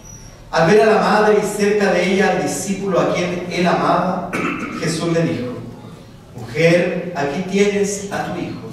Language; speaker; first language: Spanish; native; Spanish